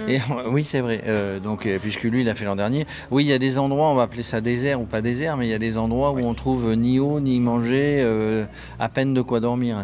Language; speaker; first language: French; native; French